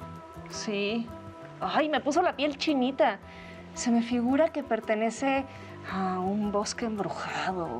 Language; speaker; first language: Spanish; native; Spanish